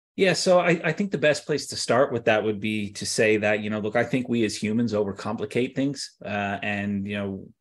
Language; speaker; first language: English; native; English